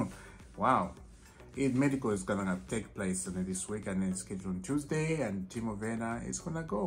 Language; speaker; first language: English; non-native, fluent; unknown